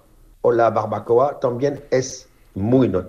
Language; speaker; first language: Spanish; non-native, learner; French